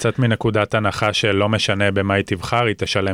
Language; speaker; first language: Hebrew; native; Hebrew